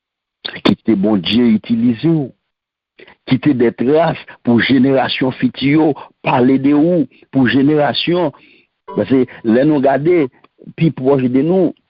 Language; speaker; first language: French; non-native, local second language; Haitian Creole